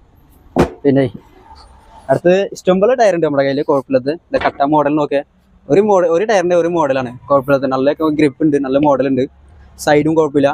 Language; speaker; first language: Malayalam; non-native, local second language; Hindi